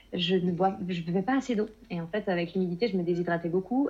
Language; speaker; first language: French; native; French